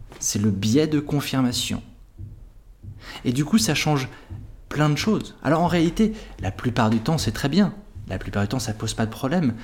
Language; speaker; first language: French; native; French